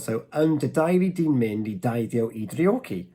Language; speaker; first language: Welsh; non-native, learner; English